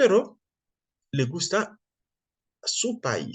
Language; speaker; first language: Spanish; non-native, fluent; French